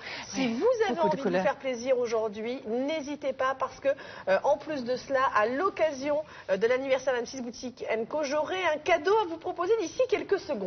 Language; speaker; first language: French; native; French